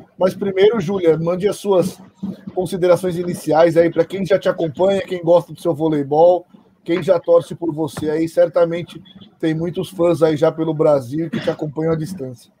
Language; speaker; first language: Portuguese; native; Portuguese